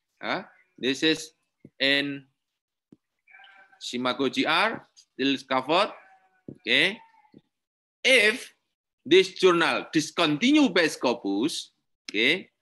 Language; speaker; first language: English; non-native, learner; Indonesian